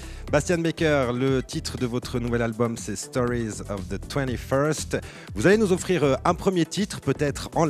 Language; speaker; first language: French; native; French